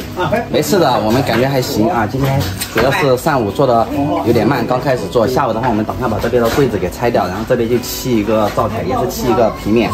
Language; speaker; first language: Chinese; native; Chinese